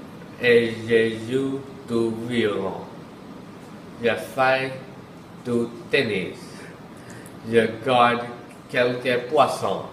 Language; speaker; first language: French; non-native, learner; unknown